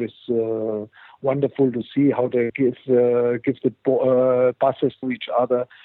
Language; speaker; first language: English; non-native, fluent; German